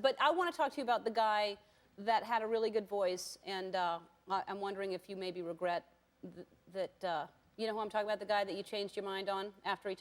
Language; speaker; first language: English; native; English